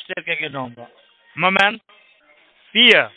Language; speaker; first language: German; non-native, learner; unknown